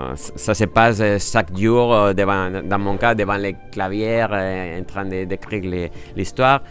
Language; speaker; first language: French; non-native, fluent; Spanish